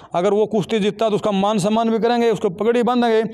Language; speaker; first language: Hindi; native; Hindi